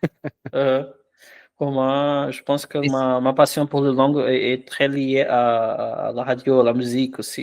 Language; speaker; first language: French; non-native, fluent; Portuguese